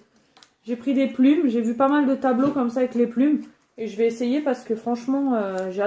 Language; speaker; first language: French; native; French